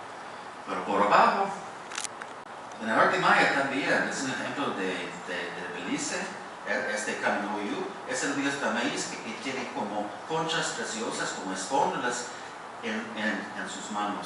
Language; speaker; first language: Spanish; non-native, fluent; English